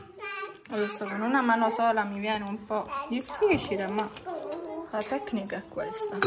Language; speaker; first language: Italian; native; Italian